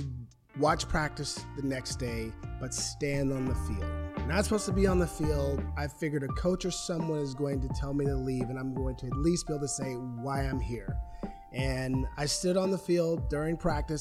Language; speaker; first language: English; native; English